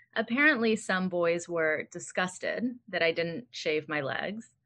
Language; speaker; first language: English; native; English